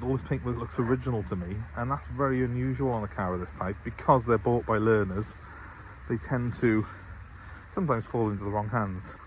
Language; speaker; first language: English; native; English